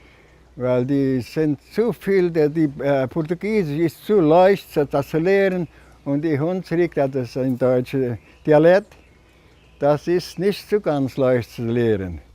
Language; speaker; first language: German; early bilingual, heritage; German